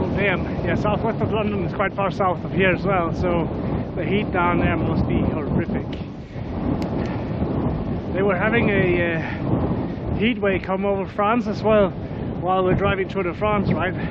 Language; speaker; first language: English; non-native, fluent; Danish